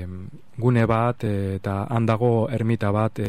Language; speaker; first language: Basque; non-native, local second language; Spanish